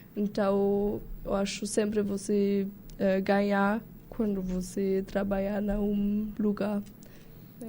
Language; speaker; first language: Portuguese; non-native, learner; German